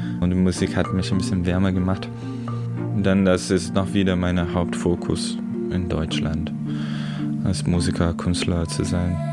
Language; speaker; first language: German; non-native, learner; Portuguese